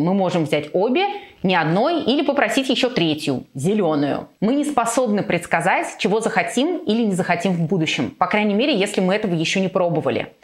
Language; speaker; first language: Russian; native; Russian